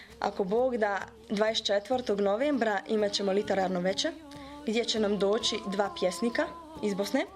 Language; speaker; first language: Serbian; early bilingual, heritage; Bosnian